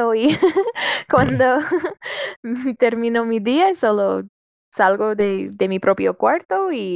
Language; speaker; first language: Spanish; non-native, fluent; English